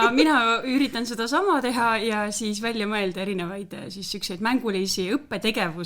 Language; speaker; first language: Estonian; native; Estonian